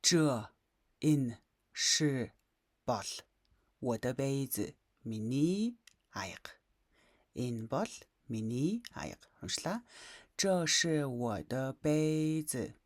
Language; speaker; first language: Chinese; non-native, fluent; Mongolian